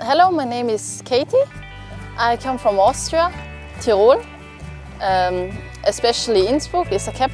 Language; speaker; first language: English; non-native, learner; German